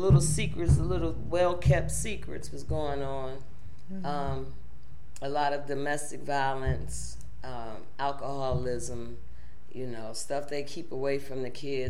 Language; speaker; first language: English; native; English